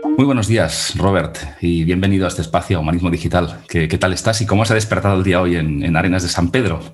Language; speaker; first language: Spanish; non-native, local second language; Catalan